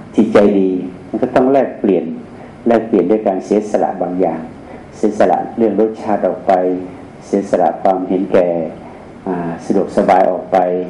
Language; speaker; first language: Thai; native; Thai